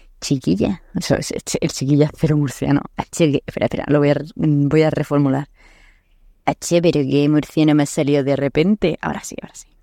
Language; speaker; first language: Spanish; native; Spanish